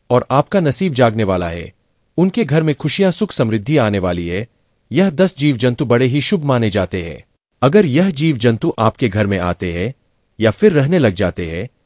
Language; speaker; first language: Hindi; non-native, local second language; Gujarati